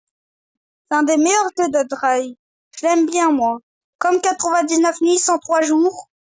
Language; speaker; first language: French; native; French